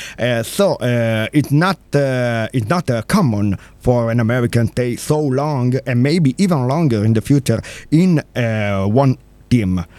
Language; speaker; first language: English; non-native, learner; Italian